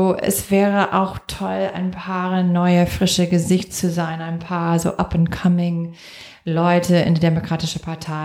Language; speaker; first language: German; non-native, fluent; English